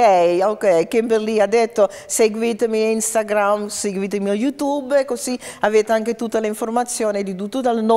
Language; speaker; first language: Italian; non-native, fluent; Dutch